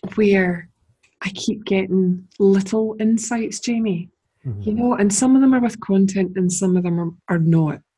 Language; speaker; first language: English; native; English